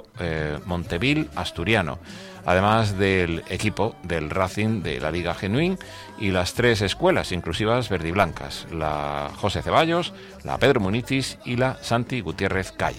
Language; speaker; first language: Spanish; native; Spanish